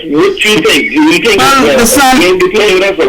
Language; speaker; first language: English; native; English